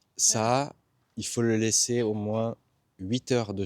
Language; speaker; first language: French; native; French